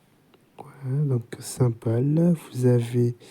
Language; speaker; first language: French; native; French